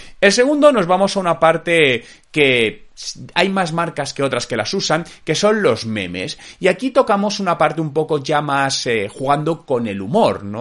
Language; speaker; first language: Spanish; native; Spanish